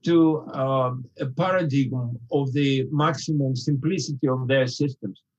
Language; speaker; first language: English; non-native, fluent; Russian